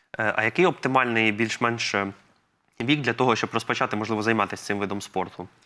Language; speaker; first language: Ukrainian; native; Ukrainian